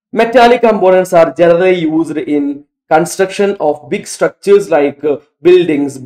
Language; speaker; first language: English; non-native, local second language; Malayalam